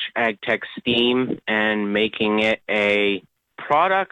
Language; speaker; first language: English; native; English